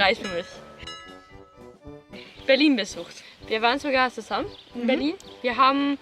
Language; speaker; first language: German; non-native, fluent; Swedish